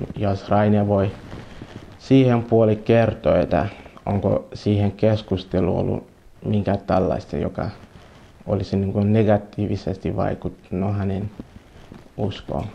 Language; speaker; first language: Finnish; non-native, learner; English